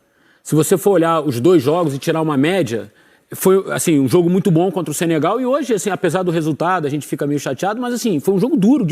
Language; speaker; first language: Portuguese; native; Portuguese